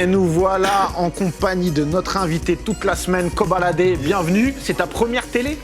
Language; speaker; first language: French; native; French